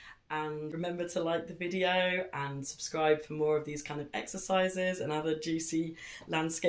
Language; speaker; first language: English; native; English